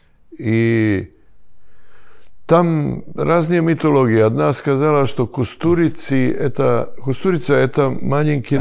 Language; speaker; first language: Russian; non-native, learner; Serbian